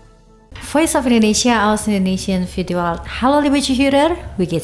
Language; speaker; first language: German; non-native, fluent; Indonesian